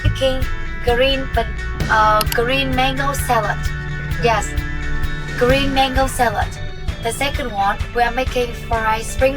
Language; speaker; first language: English; non-native, fluent; Vietnamese